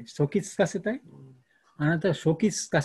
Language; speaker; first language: Japanese; non-native, fluent; Bangla